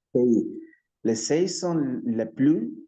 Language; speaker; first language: French; non-native, learner; Spanish